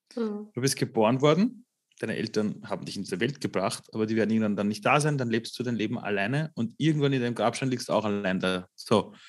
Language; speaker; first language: German; early bilingual, other home language; Persian